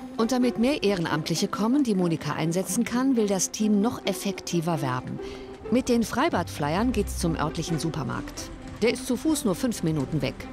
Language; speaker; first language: German; native; German